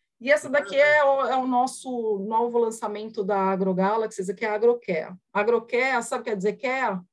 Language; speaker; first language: Portuguese; early bilingual, other home language; Spanish